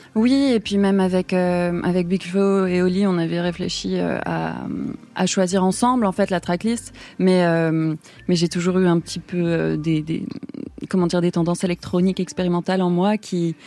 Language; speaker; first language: French; native; French